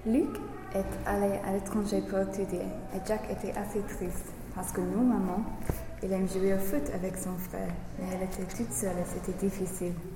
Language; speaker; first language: French; non-native, learner; English